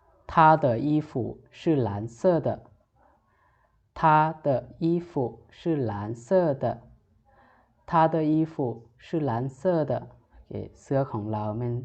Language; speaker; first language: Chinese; non-native, fluent; Lao